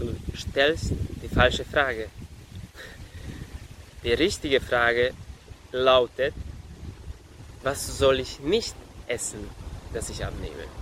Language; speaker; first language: German; non-native, fluent; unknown